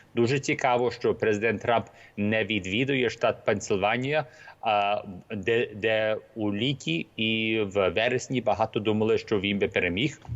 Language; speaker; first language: Ukrainian; early bilingual, heritage; Ukrainian